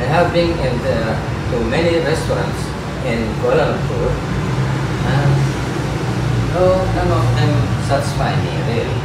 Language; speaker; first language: English; non-native, fluent; Arabic